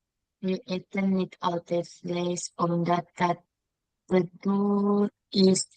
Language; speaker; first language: Dutch; non-native, learner; Indonesian